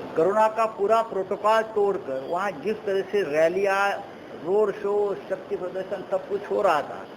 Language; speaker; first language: Hindi; non-native, local second language; Marathi